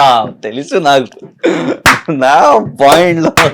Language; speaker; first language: Telugu; non-native, local second language; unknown